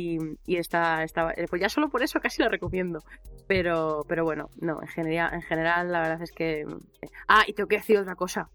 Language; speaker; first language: Spanish; native; Spanish